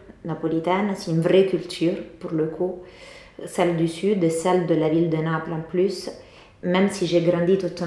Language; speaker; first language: French; non-native, fluent; Italian